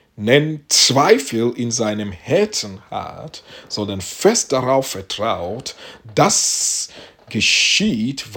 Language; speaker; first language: German; non-native, fluent; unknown